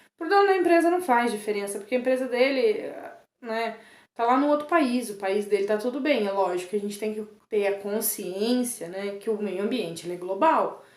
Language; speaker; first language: Portuguese; native; Portuguese